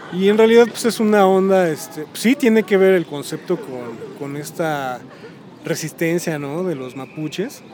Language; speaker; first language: Spanish; native; Spanish